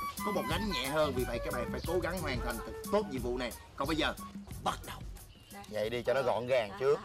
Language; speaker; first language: Vietnamese; native; Vietnamese